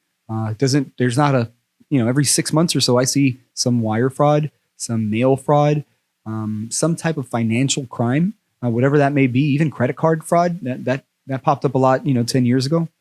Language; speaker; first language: English; native; English